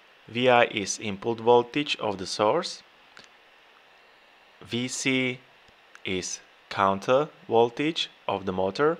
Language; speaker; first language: English; non-native, fluent; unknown